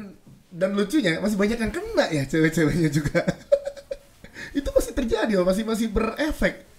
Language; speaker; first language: Indonesian; native; Indonesian